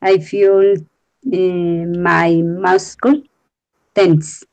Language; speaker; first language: English; non-native, learner; Spanish